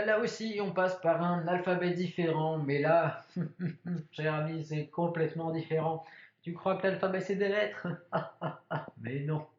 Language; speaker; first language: French; native; French